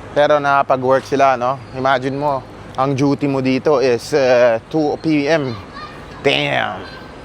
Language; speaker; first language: Filipino; native; Filipino